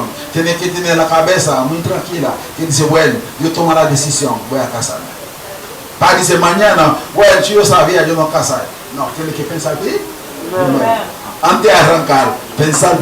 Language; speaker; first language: Spanish; non-native, learner; Haitian Creole